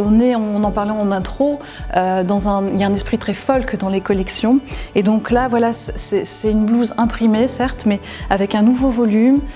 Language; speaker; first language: French; native; French